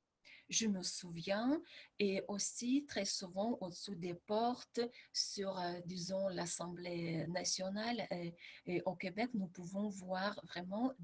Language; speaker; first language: French; non-native, fluent; Lithuanian